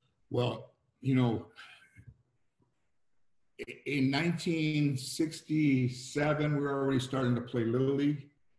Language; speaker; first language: English; early bilingual, other home language; Spanish